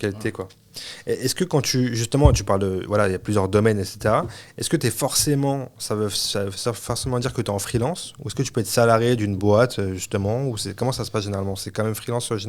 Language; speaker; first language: French; native; French